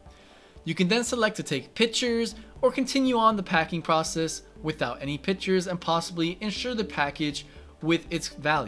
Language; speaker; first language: English; native; English